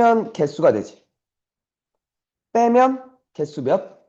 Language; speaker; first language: Korean; native; Korean